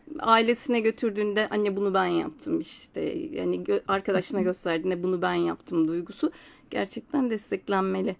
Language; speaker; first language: Turkish; native; Turkish